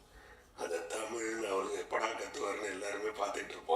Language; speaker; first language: Tamil; native; Tamil